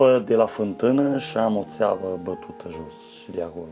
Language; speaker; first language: Romanian; non-native, local second language; Hungarian